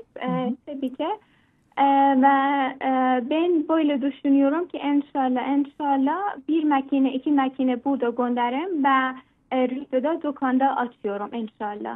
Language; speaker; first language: Turkish; non-native, learner; Persian